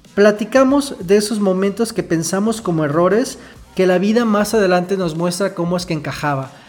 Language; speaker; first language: Spanish; native; Spanish